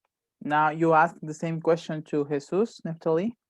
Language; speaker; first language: English; non-native, fluent; Spanish